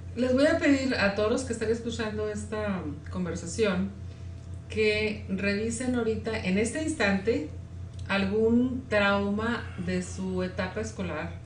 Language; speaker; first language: Spanish; native; Spanish